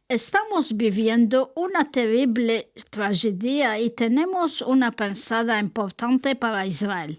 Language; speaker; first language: Spanish; early bilingual, heritage; Spanish